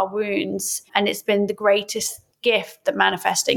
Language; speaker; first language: English; native; English